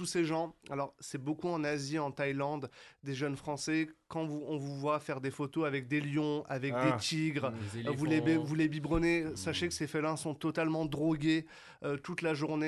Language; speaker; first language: French; native; French